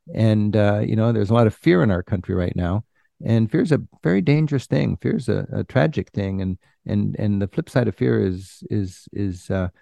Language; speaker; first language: English; native; English